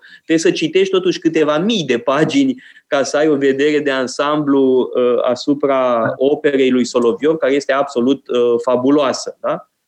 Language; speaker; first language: Romanian; native; Romanian